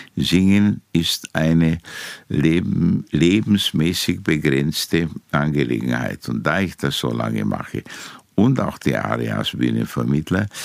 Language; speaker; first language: German; non-native, fluent; Romanian